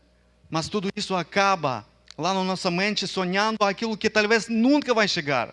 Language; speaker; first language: Portuguese; non-native, fluent; Ukrainian